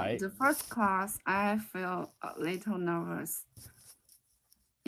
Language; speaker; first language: English; non-native, learner; Chinese